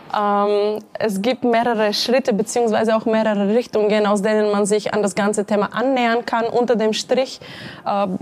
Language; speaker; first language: German; non-native, fluent; Bulgarian